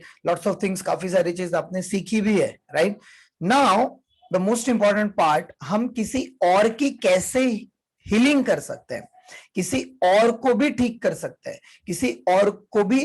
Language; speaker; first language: Hindi; native; Hindi